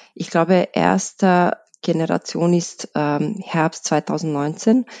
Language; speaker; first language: German; non-native, fluent; Bosnian